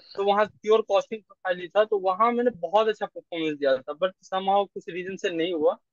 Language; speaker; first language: Hindi; native; Hindi